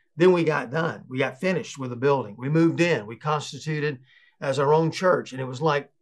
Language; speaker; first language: English; native; English